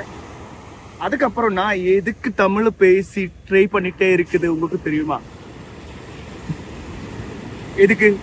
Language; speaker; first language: Tamil; non-native, learner; Malayalam